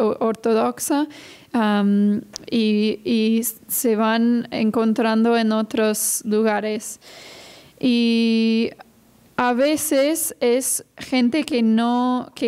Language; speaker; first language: Spanish; non-native, fluent; English